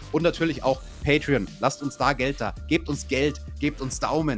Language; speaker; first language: German; native; German